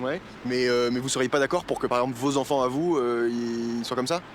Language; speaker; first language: French; native; French